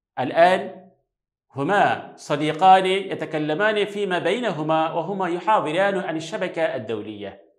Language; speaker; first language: Arabic; non-native, fluent; Bangla